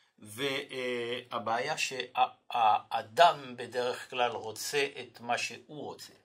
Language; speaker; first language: Hebrew; non-native, fluent; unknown